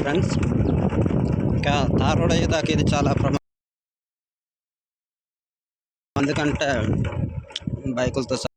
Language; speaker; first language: Telugu; native; Telugu